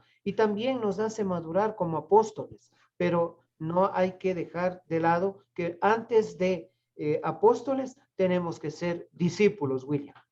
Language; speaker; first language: Spanish; native; Spanish